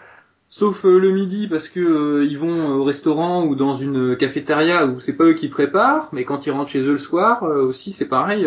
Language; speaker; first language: French; native; French